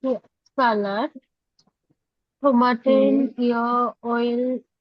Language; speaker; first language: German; non-native, learner; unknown